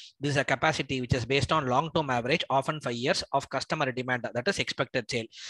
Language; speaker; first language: English; non-native, local second language; Tamil